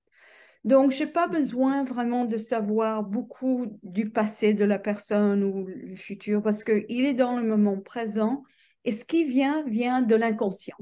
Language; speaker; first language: French; non-native, fluent; English